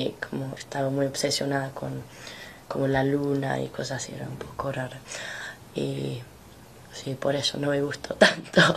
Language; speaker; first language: Spanish; non-native, fluent; English